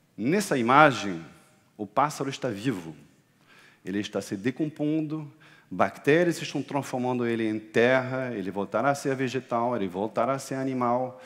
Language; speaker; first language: Portuguese; non-native, fluent; French